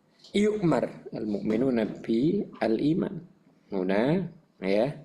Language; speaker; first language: Arabic; non-native, fluent; Indonesian